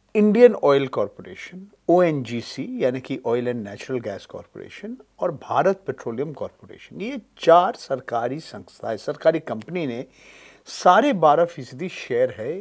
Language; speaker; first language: Hindi; native; Hindi